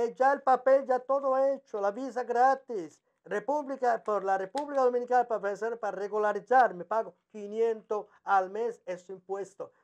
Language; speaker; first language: Spanish; non-native, learner; Italian